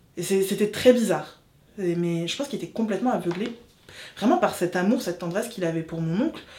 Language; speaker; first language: French; native; French